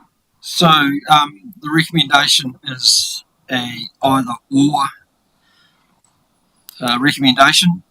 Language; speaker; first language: English; native; English